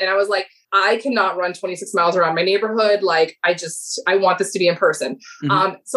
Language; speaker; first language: English; native; English